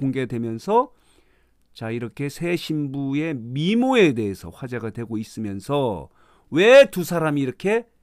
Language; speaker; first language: Korean; native; Korean